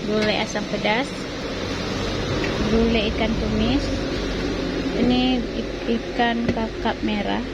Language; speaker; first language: Indonesian; non-native, local second language; Achinese